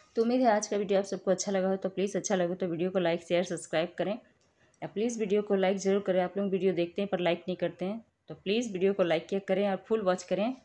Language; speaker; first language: Hindi; native; Hindi